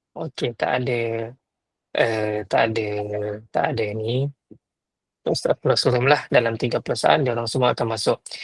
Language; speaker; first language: Malay; native; Malay